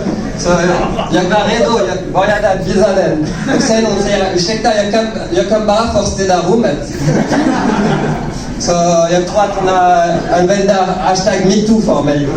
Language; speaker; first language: Swedish; non-native, learner; French